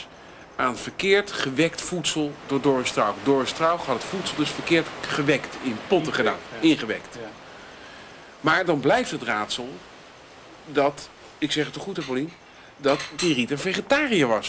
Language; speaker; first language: Dutch; native; Dutch